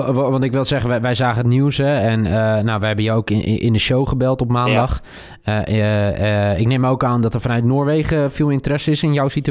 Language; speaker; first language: Dutch; native; Dutch